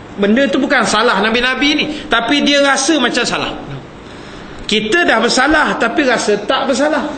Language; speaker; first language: Malay; native; Malay